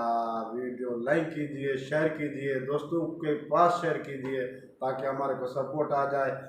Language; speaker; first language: Hindi; non-native, local second language; Baluchi